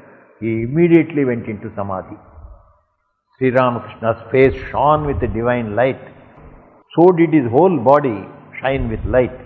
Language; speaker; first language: English; non-native, local second language; Tamil